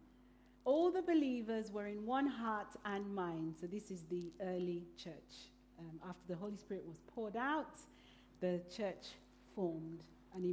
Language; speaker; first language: English; non-native, local second language; Yoruba